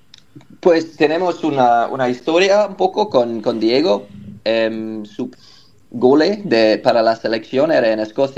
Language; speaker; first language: Spanish; non-native, learner; English